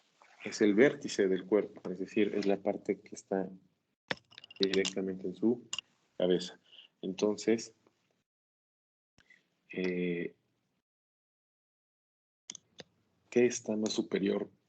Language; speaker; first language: Spanish; native; Spanish